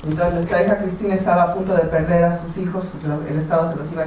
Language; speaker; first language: Spanish; native; Spanish